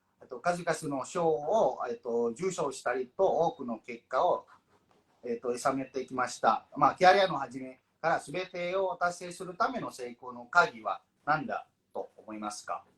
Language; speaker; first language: Japanese; non-native, fluent; Indonesian